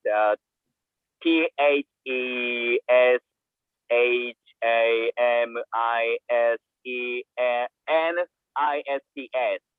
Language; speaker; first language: English; non-native, learner; Japanese